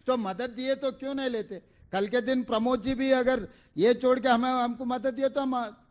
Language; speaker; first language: Hindi; non-native, local second language; Telugu